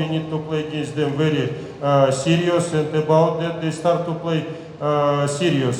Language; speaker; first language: English; non-native, learner; Russian